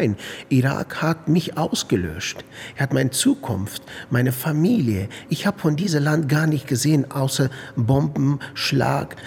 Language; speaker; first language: German; non-native, fluent; Arabic